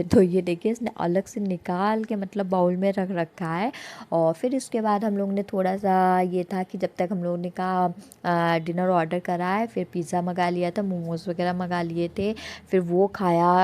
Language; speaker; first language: Hindi; native; Hindi